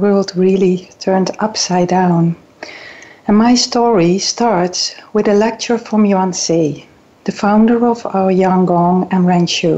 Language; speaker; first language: English; non-native, fluent; Dutch